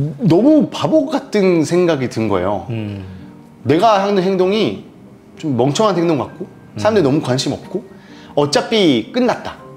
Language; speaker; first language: Korean; non-native, fluent; French